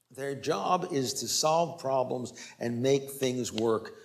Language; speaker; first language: English; native; English